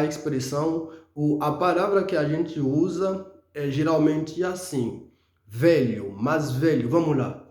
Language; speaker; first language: Portuguese; non-native, fluent; Haitian Creole